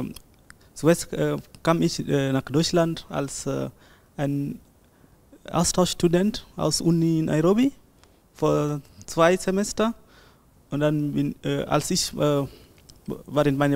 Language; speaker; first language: German; non-native, learner; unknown